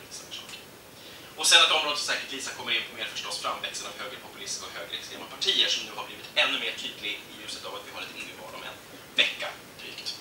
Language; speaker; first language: Swedish; native; Swedish